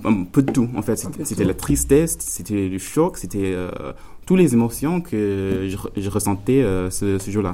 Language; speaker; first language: French; non-native, fluent; English